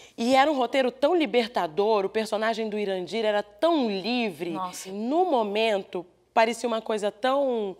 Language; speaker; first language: Portuguese; native; Portuguese